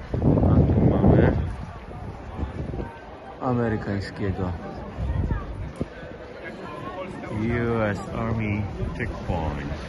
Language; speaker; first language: Polish; native; Polish